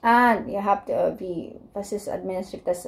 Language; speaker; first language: German; non-native, learner; Filipino